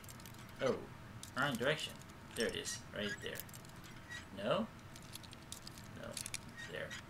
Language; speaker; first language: English; native; English